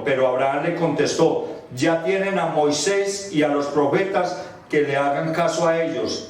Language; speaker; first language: Spanish; native; Spanish